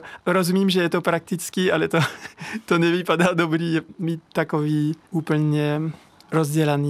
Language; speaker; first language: Czech; non-native, learner; French